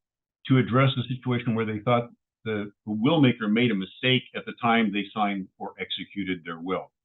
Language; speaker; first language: English; native; English